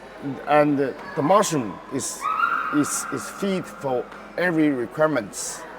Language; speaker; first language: English; non-native, learner; Chinese